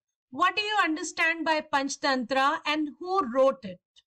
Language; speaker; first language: English; non-native, local second language; Hindi